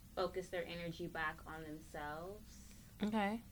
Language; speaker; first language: English; native; English